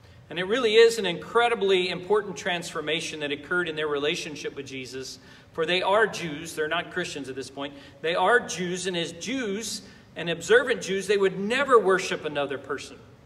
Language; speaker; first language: English; native; English